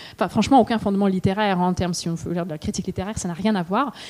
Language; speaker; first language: French; non-native, fluent; Russian